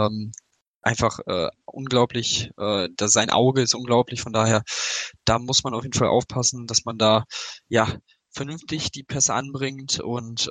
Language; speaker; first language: German; native; German